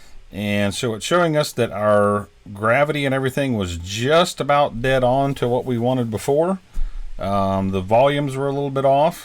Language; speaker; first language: English; native; English